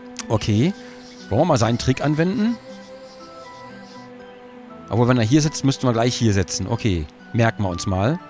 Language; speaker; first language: German; native; German